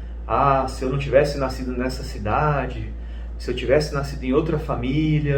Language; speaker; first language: Portuguese; native; Portuguese